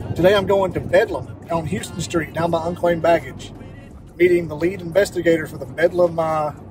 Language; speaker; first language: English; native; English